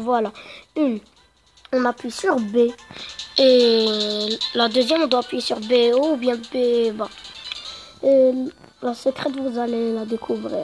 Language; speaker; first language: French; native; French